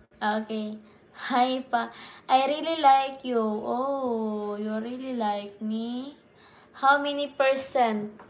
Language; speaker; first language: English; non-native, local second language; Cebuano